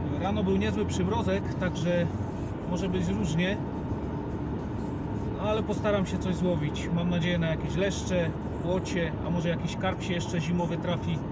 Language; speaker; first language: Polish; native; Polish